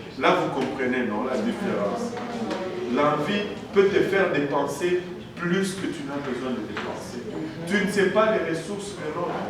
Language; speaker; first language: French; non-native, local second language; Swahili